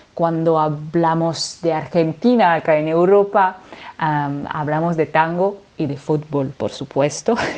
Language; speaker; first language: Spanish; non-native, fluent; French